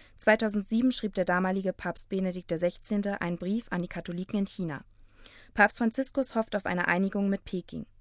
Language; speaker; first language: German; native; German